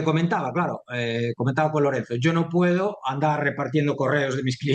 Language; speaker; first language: Spanish; native; Spanish